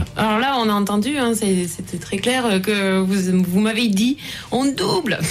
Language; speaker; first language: French; native; French